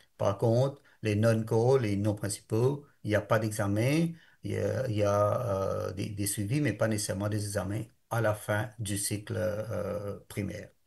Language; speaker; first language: French; non-native, local second language; Morisyen